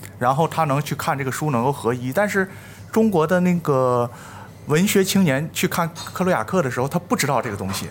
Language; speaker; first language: Chinese; native; Chinese